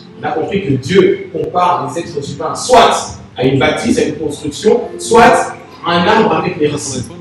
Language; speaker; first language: French; non-native, local second language; Lingala